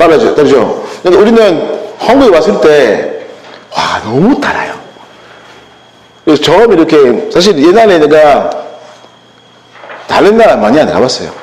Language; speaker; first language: Korean; non-native, learner; French